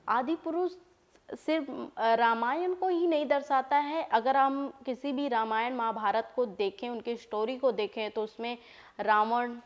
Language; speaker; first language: Hindi; native; Hindi